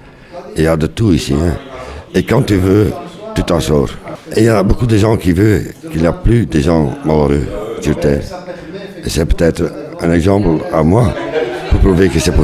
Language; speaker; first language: French; non-native, local second language; Dutch